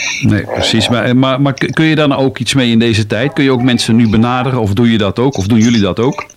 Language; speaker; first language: Dutch; native; Dutch